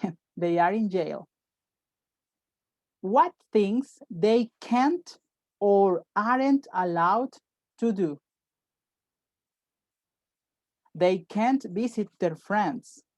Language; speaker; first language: English; non-native, fluent; Spanish